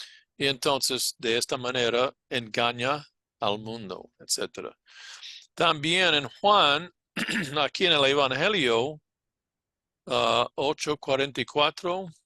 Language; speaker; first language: Spanish; non-native, fluent; English